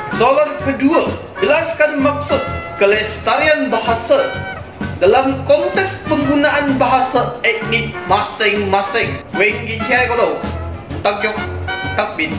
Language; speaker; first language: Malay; non-native, local second language; Cantonese